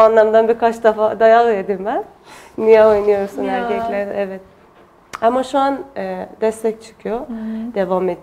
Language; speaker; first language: Turkish; non-native, fluent; Persian